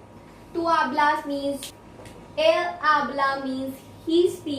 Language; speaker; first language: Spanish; non-native, fluent; Hindi